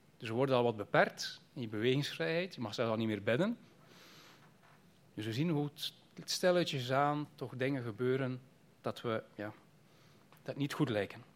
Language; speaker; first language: Dutch; native; Dutch